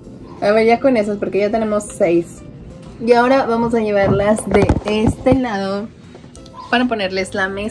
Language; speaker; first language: Spanish; native; Spanish